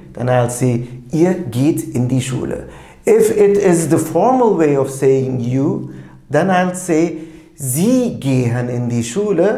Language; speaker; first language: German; non-native, fluent; Turkish